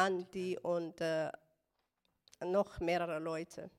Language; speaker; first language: German; non-native, learner; Tigrinya